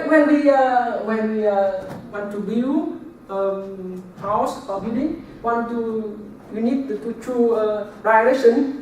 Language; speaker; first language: English; non-native, learner; Vietnamese